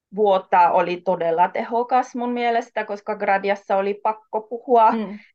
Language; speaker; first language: Finnish; non-native, fluent; German